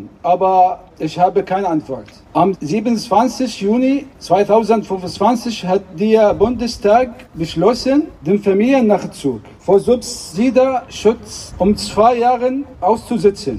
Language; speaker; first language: German; non-native, learner; Arabic